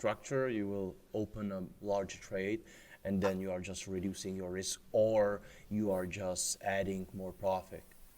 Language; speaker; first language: English; non-native, fluent; Czech